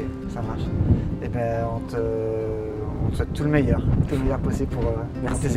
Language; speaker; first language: French; native; French